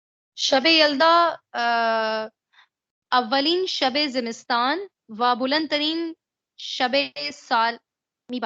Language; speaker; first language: Persian; non-native, learner; Urdu